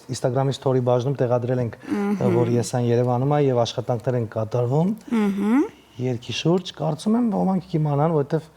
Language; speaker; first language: Armenian; native; Armenian